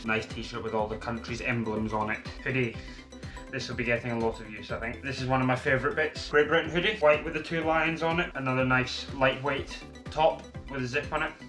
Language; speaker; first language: English; native; English